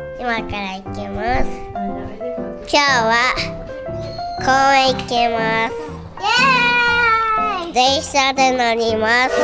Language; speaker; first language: Japanese; early bilingual, heritage; Japanese